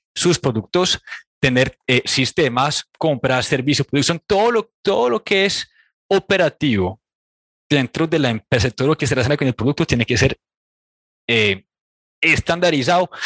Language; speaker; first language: Spanish; non-native, fluent; French